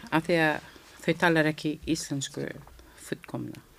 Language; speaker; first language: Icelandic; non-native, fluent; Filipino